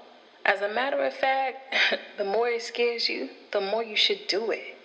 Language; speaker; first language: English; native; English